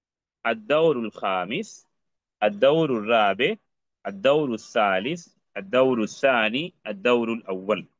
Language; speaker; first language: Arabic; non-native, fluent; Urdu